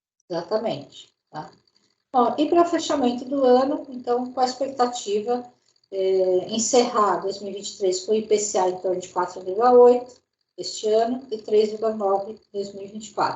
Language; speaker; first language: Portuguese; native; Portuguese